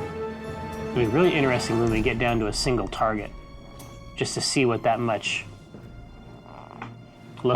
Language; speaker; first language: English; native; English